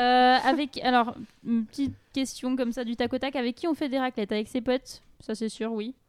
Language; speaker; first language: French; native; French